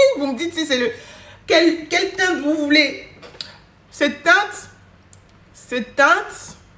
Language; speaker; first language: French; early bilingual, other home language; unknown